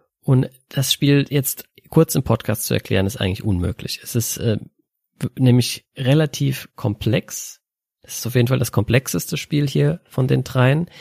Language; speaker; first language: German; native; German